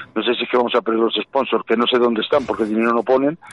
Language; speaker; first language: Spanish; native; Spanish